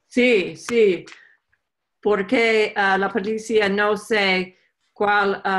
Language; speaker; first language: Spanish; non-native, learner; English